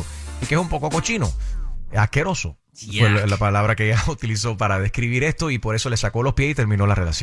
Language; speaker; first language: Spanish; native; Spanish